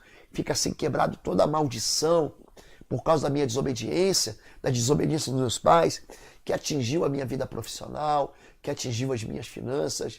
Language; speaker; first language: Portuguese; native; Portuguese